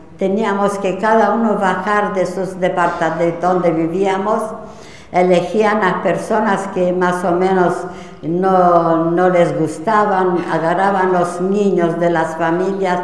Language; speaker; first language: Spanish; non-native, fluent; Polish